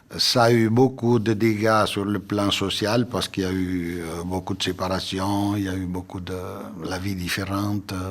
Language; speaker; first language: French; non-native, fluent; Italian